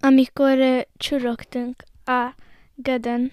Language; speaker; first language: Hungarian; early bilingual, heritage; Hungarian